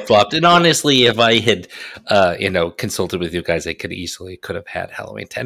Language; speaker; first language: English; native; English